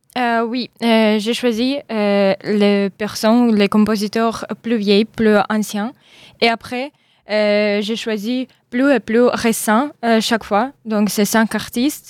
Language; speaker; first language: French; non-native, learner; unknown